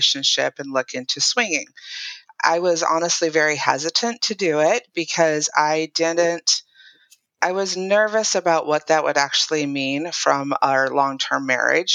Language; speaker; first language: English; native; English